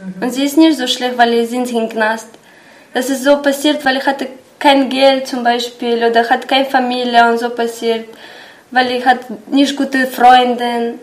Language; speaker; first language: German; non-native, learner; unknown